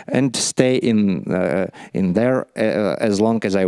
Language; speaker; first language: English; non-native, learner; Russian